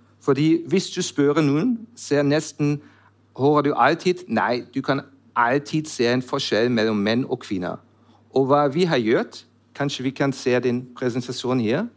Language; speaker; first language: Norwegian; non-native, learner; German